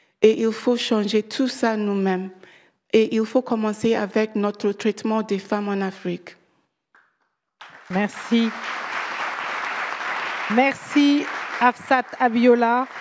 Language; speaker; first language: French; non-native, learner; English